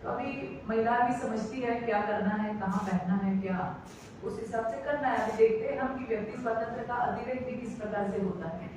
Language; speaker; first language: Hindi; non-native, local second language; Marathi